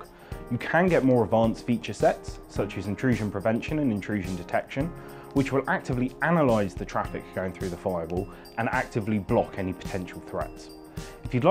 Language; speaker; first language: English; native; English